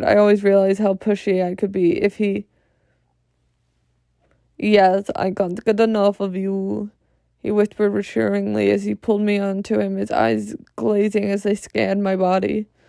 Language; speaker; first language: English; native; English